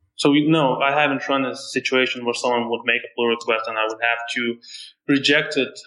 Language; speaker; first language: English; non-native, fluent; Lithuanian